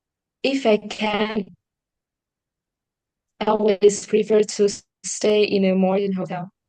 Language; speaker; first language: English; non-native, learner; Vietnamese